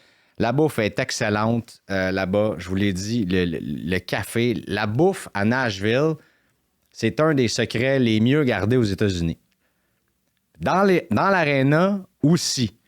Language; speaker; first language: French; native; French